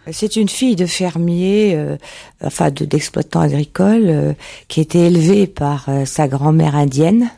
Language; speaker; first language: French; native; French